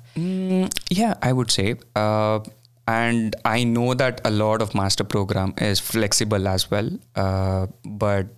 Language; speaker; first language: English; non-native, local second language; Kannada